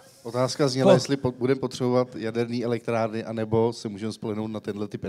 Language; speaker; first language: Czech; native; Czech